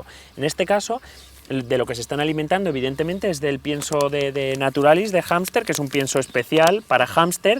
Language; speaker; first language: Spanish; native; Spanish